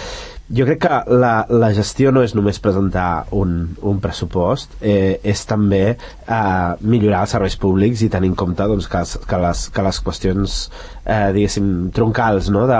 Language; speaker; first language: Catalan; native; Catalan